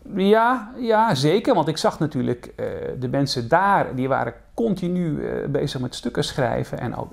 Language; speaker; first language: Dutch; native; Dutch